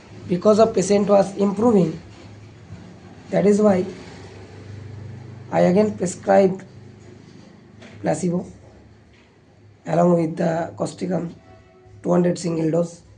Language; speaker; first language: English; non-native, local second language; Bangla